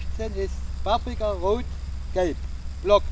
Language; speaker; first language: German; non-native, fluent; Russian